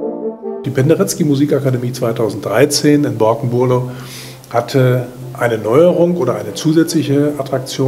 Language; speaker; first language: German; native; German